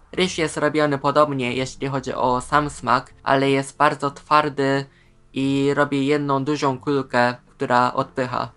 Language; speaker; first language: Polish; non-native, fluent; Japanese